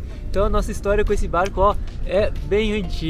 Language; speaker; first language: Portuguese; native; Portuguese